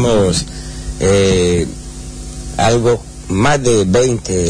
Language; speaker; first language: Spanish; non-native, learner; Portuguese